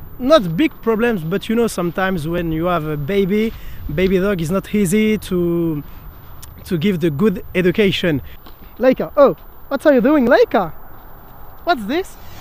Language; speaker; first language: English; non-native, learner; French